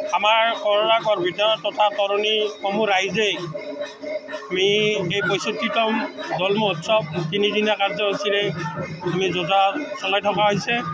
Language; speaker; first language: Assamese; native; Assamese